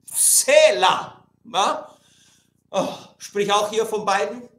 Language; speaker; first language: German; non-native, fluent; Italian